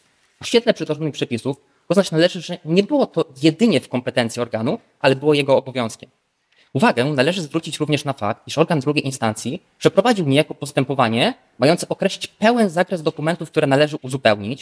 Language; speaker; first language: Polish; native; Polish